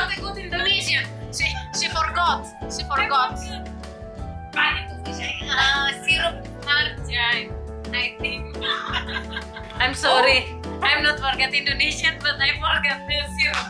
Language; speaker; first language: English; non-native, learner; Indonesian